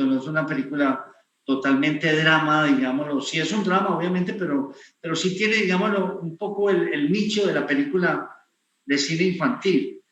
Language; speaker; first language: Spanish; native; Spanish